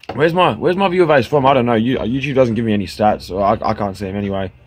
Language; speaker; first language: English; native; English